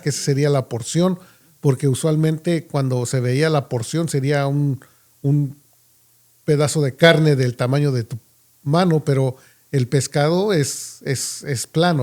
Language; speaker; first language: Spanish; native; Spanish